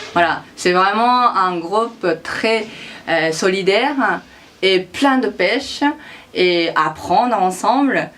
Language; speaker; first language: French; non-native, fluent; Japanese